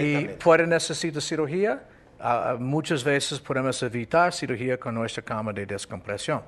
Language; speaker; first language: Spanish; non-native, fluent; English